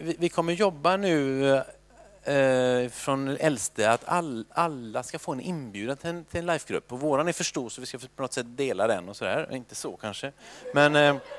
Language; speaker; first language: Swedish; native; Swedish